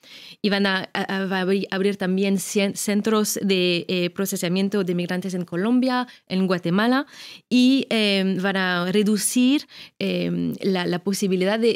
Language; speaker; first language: Spanish; non-native, fluent; French